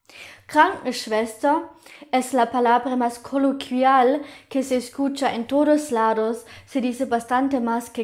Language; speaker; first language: Spanish; non-native, fluent; German